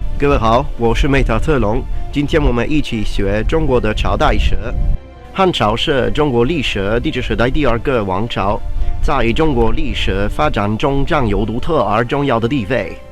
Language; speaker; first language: Chinese; non-native, learner; Italian